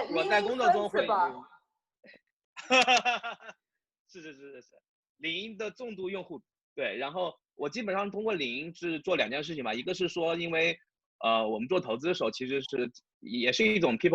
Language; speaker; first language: Chinese; native; Chinese